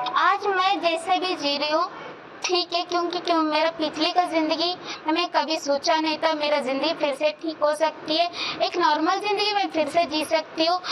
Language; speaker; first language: Hindi; non-native, local second language; Kannada